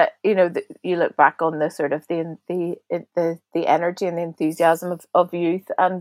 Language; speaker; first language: English; native; English